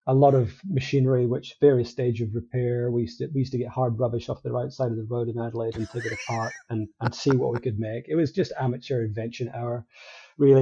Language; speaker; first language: English; native; English